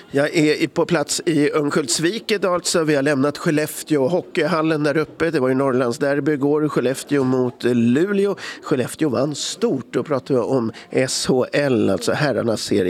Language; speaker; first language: Swedish; native; Swedish